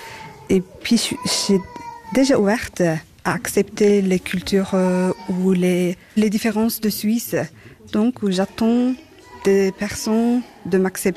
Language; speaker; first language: French; non-native, fluent; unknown